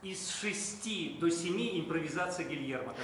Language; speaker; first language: Russian; native; Russian